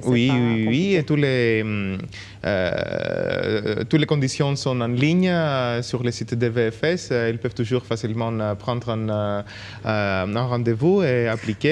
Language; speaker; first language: French; non-native, local second language; Greek